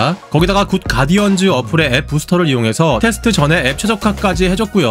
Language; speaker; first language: Korean; native; Korean